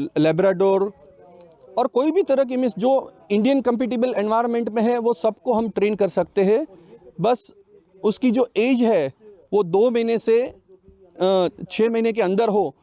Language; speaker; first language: Hindi; non-native, local second language; Gujarati